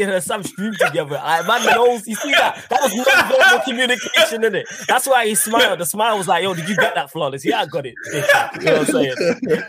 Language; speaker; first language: English; native; English